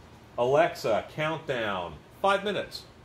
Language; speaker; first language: English; native; English